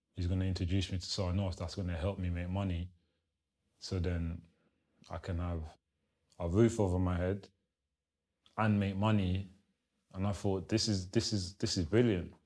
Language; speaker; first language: English; early bilingual, other home language; Lingala